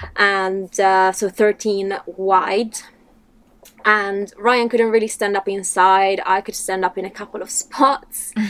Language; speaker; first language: English; non-native, fluent; Italian